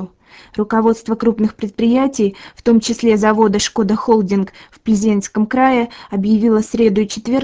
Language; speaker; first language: Russian; native; Russian